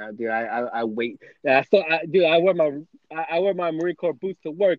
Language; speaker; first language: English; non-native, fluent; Spanish